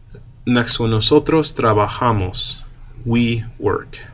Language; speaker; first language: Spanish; non-native, fluent; English